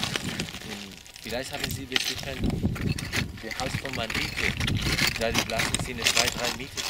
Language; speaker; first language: German; non-native, learner; Spanish